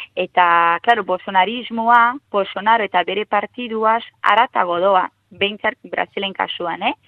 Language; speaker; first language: Basque; non-native, fluent; Portuguese